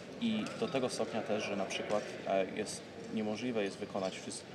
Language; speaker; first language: Polish; early bilingual, heritage; Polish